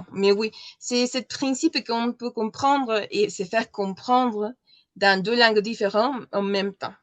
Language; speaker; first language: French; non-native, learner; Spanish